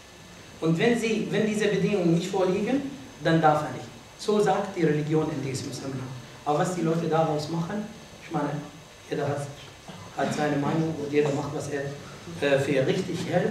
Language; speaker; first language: German; non-native, fluent; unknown